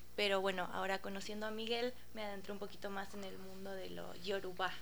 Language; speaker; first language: Spanish; native; Spanish